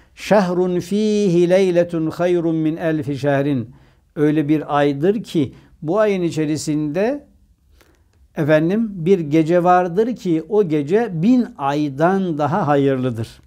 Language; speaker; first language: Turkish; native; Turkish